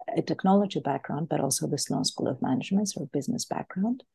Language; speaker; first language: English; non-native, fluent; Greek